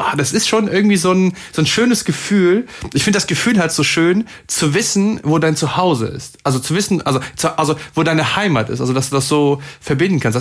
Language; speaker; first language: German; native; German